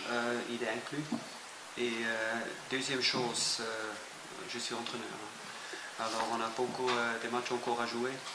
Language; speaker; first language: French; non-native, fluent; German